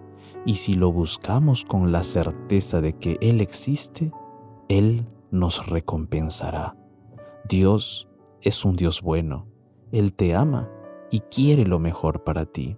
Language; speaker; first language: Spanish; native; Spanish